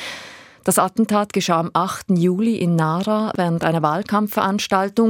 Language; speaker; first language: German; native; German